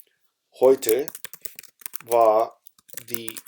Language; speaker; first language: German; non-native, fluent; Urdu